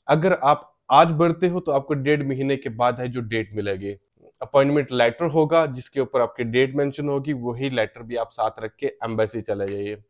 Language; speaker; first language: Hindi; native; Hindi